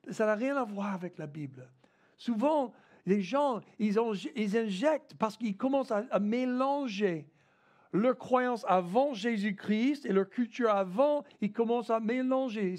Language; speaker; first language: French; non-native, fluent; English